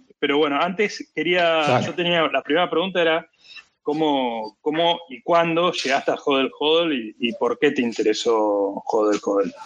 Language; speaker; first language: Spanish; native; Spanish